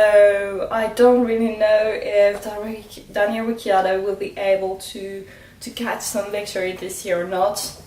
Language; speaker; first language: English; non-native, fluent; French